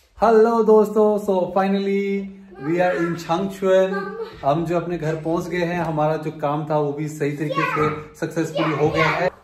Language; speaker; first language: Hindi; native; Hindi